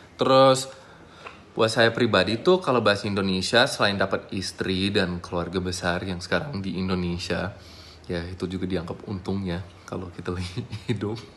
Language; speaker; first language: Indonesian; non-native, fluent; English